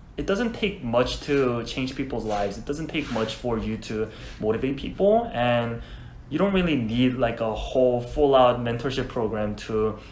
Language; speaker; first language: English; non-native, fluent; Korean